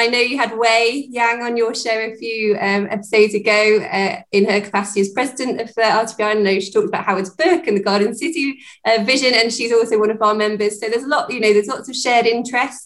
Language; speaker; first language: English; native; English